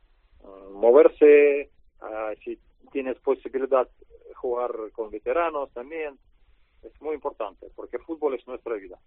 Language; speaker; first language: Spanish; non-native, learner; Russian